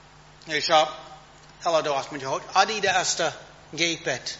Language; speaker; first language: Hungarian; non-native, fluent; English